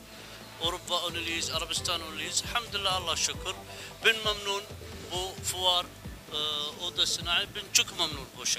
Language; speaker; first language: Turkish; non-native, learner; Arabic